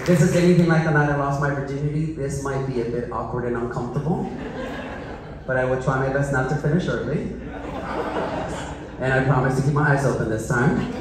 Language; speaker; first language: English; early bilingual, other home language; Spanish